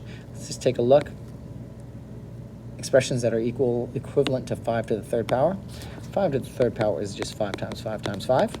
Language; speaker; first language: English; native; English